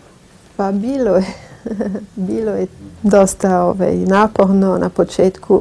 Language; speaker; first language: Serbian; non-native, fluent; French